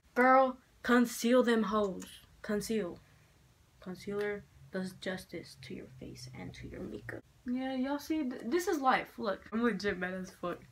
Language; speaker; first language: English; native; English